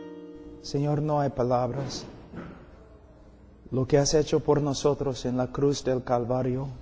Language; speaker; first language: Spanish; non-native, fluent; English